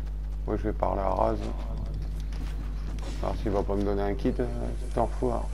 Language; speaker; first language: French; native; French